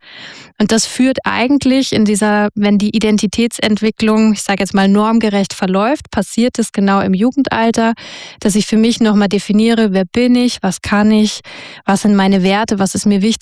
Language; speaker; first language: German; native; German